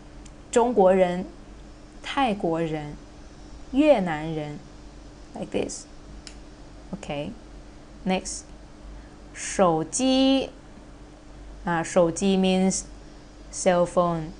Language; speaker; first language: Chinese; non-native, fluent; Thai